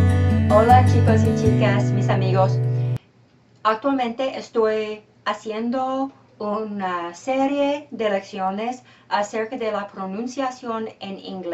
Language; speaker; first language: Spanish; non-native, fluent; English